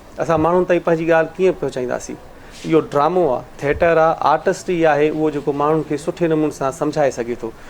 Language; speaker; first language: Sindhi; native; Sindhi